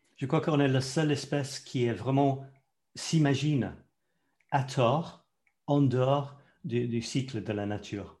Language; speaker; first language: French; non-native, fluent; English